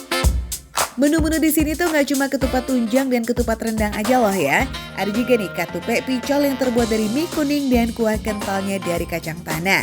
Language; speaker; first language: Indonesian; native; Indonesian